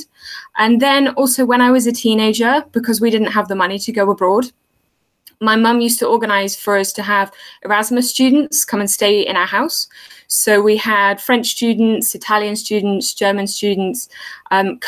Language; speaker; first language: English; native; English